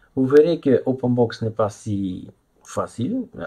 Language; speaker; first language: French; non-native, fluent; Dutch